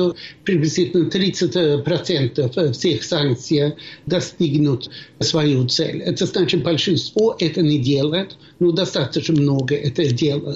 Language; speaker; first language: Russian; non-native, fluent; Swedish